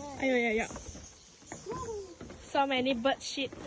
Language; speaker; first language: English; non-native, local second language; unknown